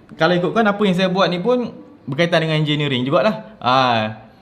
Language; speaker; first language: Malay; native; Malay